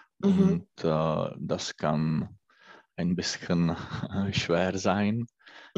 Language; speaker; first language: German; non-native, learner; Czech